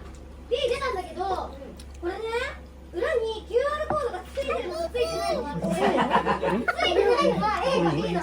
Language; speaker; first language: Japanese; native; Japanese